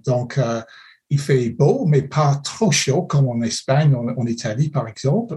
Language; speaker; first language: French; non-native, fluent; English